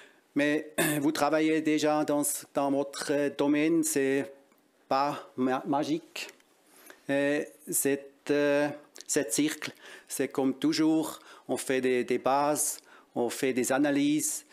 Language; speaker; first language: French; non-native, local second language; German